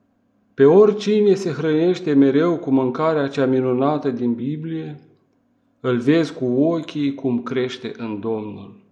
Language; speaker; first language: Romanian; native; Romanian